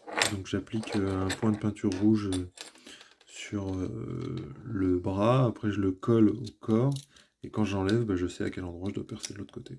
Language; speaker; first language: French; native; French